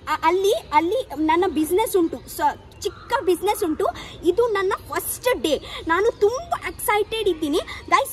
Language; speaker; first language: Kannada; non-native, local second language; Tulu